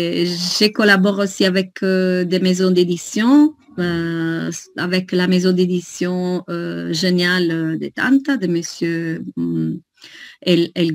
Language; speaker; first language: French; non-native, fluent; Italian